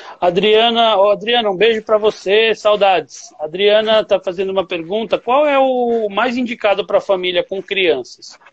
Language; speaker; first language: Portuguese; native; Portuguese